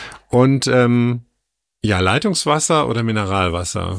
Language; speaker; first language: German; native; German